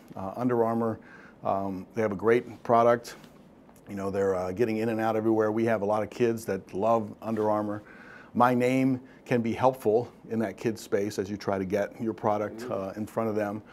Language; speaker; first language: English; native; English